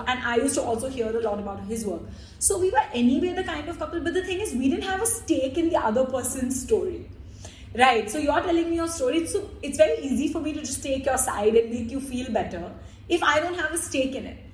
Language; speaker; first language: English; early bilingual, other home language; Hindi